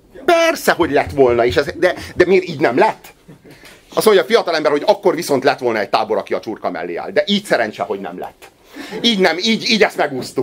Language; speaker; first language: Hungarian; native; Hungarian